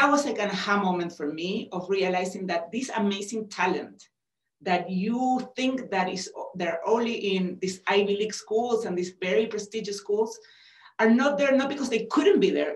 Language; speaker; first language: English; non-native, fluent; Spanish